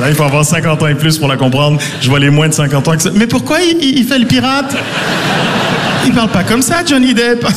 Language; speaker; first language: French; native; French